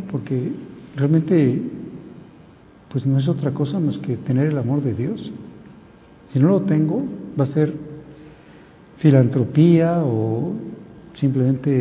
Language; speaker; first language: Spanish; native; Spanish